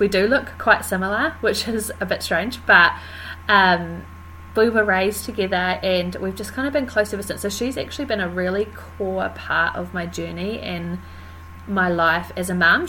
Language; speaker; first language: English; native; English